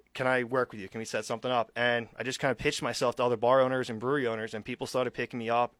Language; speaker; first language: English; native; English